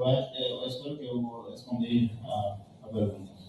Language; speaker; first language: Portuguese; non-native, learner; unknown